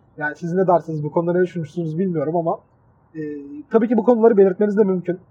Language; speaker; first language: Turkish; native; Turkish